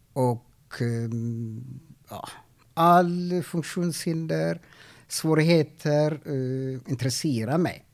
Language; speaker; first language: Swedish; non-native, fluent; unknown